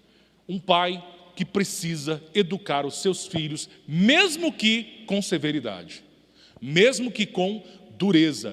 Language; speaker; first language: Portuguese; native; Portuguese